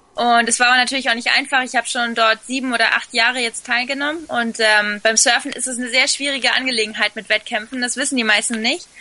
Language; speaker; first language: German; early bilingual, other home language; Spanish